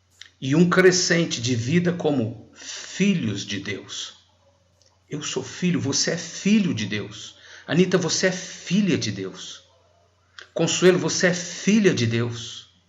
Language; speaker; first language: Portuguese; native; Portuguese